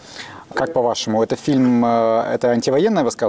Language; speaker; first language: Russian; native; Russian